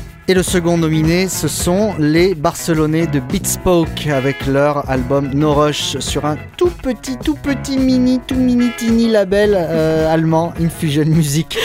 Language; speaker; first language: French; native; French